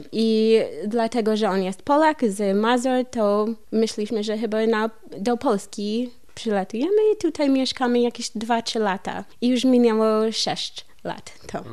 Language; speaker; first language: Polish; non-native, learner; English